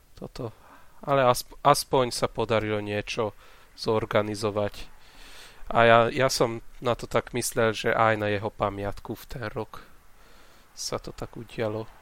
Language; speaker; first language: Slovak; non-native, local second language; Hungarian